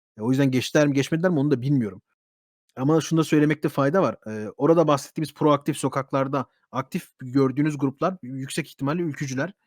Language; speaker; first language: Turkish; early bilingual, heritage; Turkish